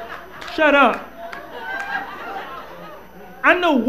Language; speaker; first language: English; native; English